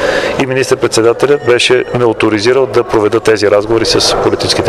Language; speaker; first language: Bulgarian; native; Bulgarian